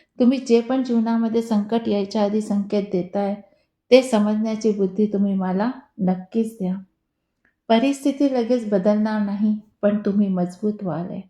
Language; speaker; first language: Marathi; non-native, local second language; Hindi